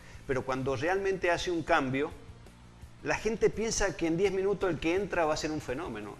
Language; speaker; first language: Spanish; native; Spanish